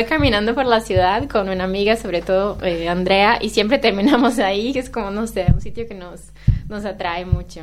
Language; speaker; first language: Spanish; non-native, fluent; Portuguese